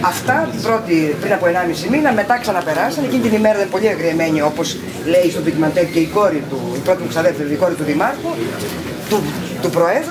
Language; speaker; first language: Greek; native; Greek